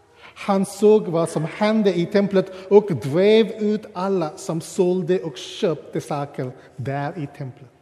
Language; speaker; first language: Swedish; non-native, fluent; English